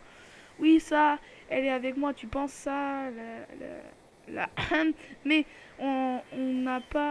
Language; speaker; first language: French; native; French